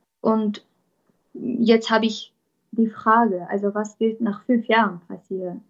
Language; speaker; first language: German; non-native, fluent; Armenian